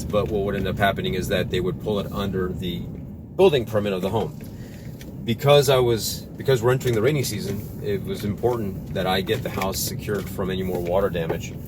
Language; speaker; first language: English; native; English